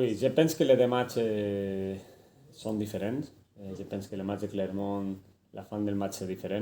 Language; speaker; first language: French; non-native, fluent; Spanish